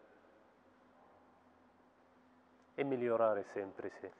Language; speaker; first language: Italian; non-native, fluent; Arabic